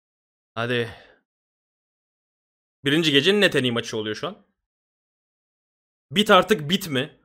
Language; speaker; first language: Turkish; native; Turkish